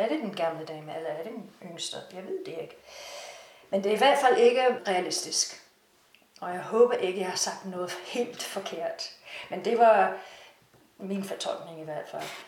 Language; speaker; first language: Danish; non-native, fluent; English